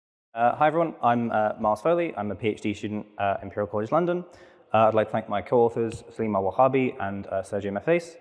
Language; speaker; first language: English; native; English